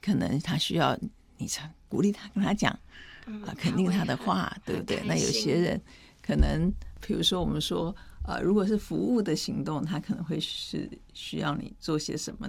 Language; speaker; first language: Chinese; native; Chinese